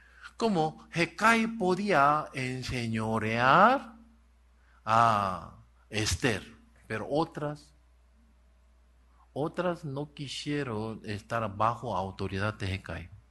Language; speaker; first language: Spanish; non-native, learner; Korean